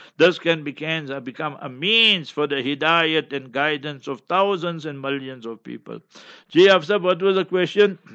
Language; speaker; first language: English; early bilingual, other home language; Hindi